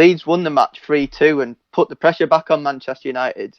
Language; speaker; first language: English; native; English